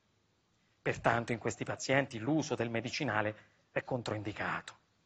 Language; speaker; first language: Italian; native; Italian